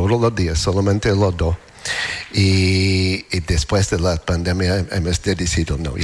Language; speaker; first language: Spanish; non-native, learner; English